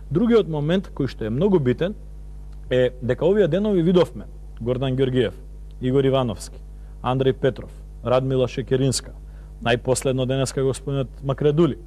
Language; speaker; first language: Macedonian; native; Macedonian